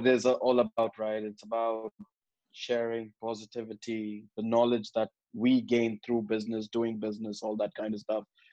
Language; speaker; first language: English; non-native, local second language; Urdu